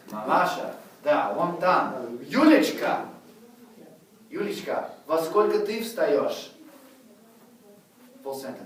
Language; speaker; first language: Russian; non-native, fluent; English